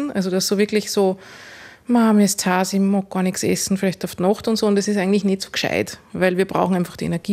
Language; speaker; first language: German; native; German